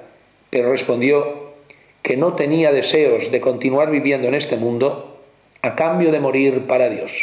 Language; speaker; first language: Spanish; native; Spanish